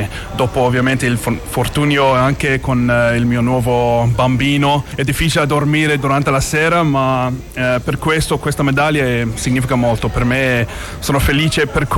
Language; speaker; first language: Italian; non-native, learner; English